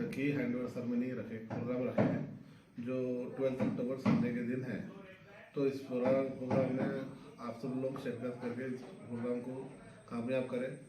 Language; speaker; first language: Hindi; non-native, local second language; Urdu